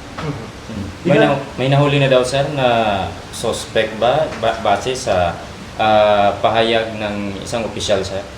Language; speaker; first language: Filipino; native; Filipino